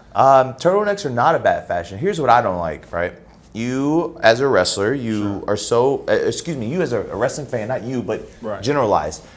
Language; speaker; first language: English; native; English